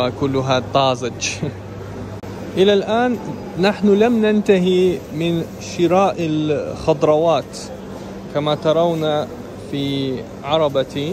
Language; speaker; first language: Arabic; non-native, fluent; Russian